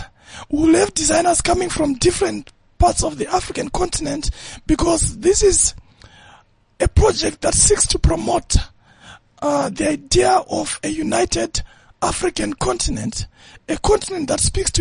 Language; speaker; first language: English; non-native, local second language; Shona